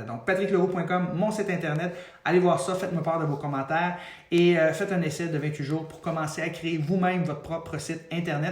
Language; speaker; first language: French; native; French